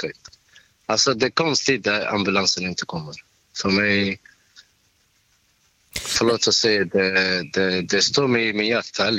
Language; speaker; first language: Swedish; non-native, learner; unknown